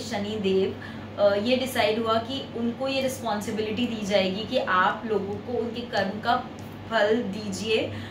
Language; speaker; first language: Hindi; native; Hindi